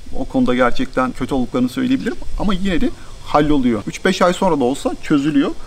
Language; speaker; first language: Turkish; native; Turkish